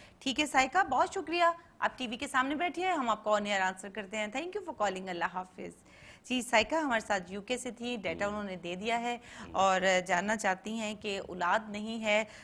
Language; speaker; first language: Urdu; native; Urdu